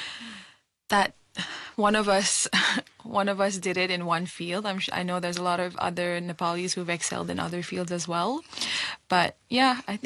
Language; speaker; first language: English; non-native, local second language; Nepali